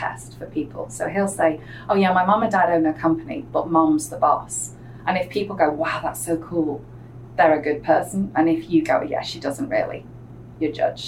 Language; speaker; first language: English; native; English